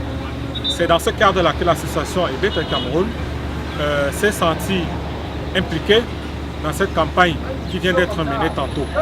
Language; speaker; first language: French; native; French